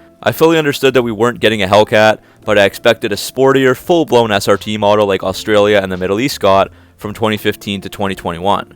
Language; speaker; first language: English; native; English